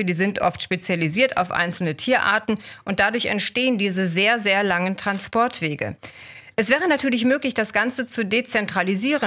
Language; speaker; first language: German; native; German